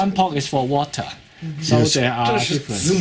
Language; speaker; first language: English; non-native, fluent; Chinese